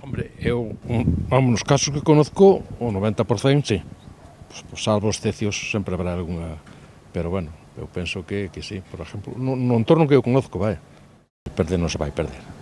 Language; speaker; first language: Galician; native; Galician